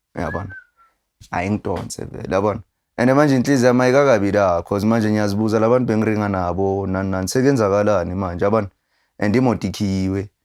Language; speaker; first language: Zulu; native; Zulu